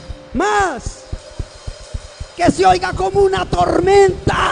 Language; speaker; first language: Spanish; native; Spanish